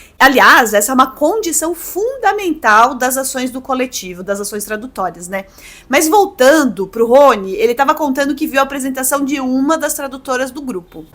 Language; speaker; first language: Portuguese; native; Portuguese